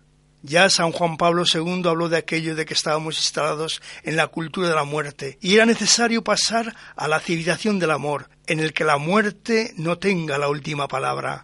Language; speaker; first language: Spanish; native; Spanish